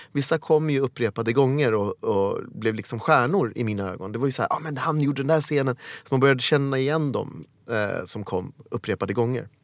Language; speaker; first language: Swedish; early bilingual, other home language; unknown